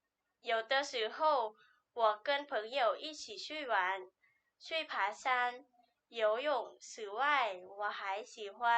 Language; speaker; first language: Chinese; non-native, learner; Lao